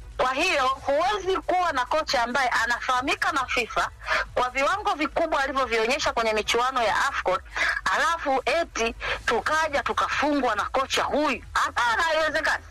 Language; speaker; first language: Swahili; non-native, local second language; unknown